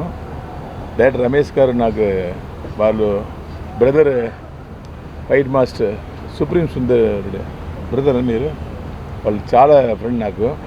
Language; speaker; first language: Telugu; non-native, learner; Tamil